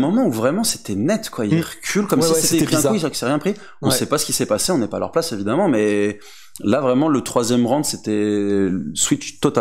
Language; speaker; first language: French; native; French